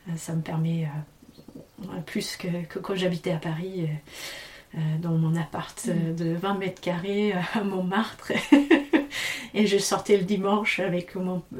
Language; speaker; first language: French; non-native, fluent; English